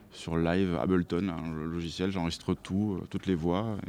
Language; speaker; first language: French; native; French